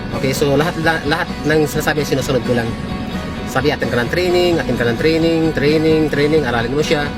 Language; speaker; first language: Filipino; native; Filipino